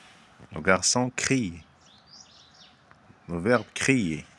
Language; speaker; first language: French; non-native, fluent; Arabic